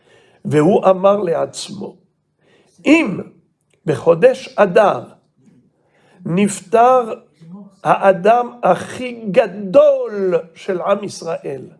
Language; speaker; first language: Hebrew; non-native, fluent; French